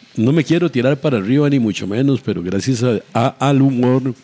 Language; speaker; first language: Spanish; native; Spanish